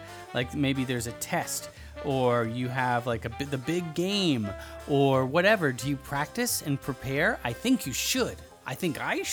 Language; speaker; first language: English; native; English